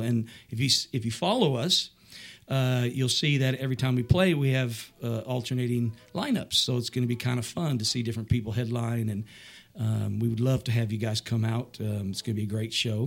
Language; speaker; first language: English; native; English